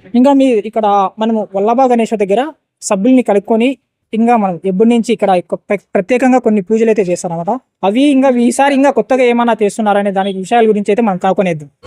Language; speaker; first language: Telugu; native; Telugu